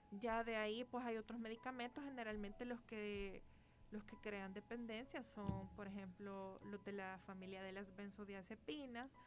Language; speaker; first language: Spanish; native; Spanish